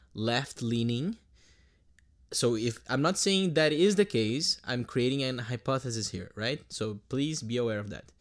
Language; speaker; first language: English; non-native, fluent; Portuguese